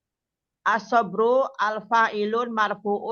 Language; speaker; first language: Arabic; non-native, learner; Indonesian